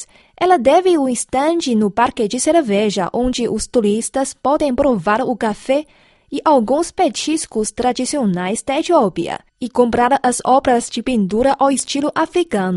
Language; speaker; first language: Portuguese; non-native, fluent; Chinese